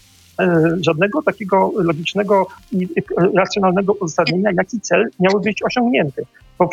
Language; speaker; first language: Polish; native; Polish